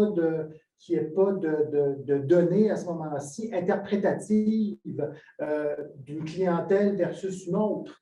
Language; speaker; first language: French; native; French